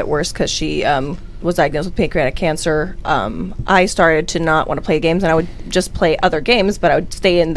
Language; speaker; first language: English; non-native, local second language; Filipino